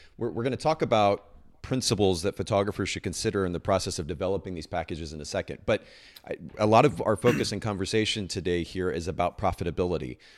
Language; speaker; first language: English; native; English